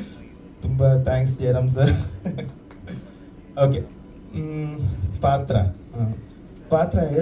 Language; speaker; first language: Kannada; non-native, learner; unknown